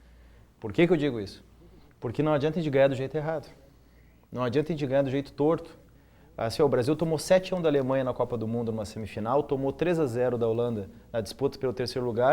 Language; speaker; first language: Portuguese; native; Portuguese